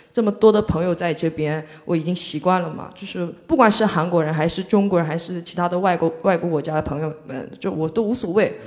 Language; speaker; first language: Chinese; non-native, fluent; Korean